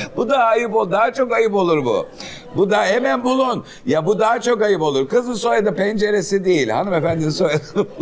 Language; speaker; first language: Turkish; native; Turkish